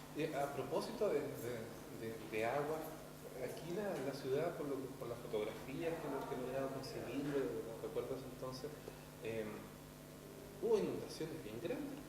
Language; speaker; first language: Spanish; native; Spanish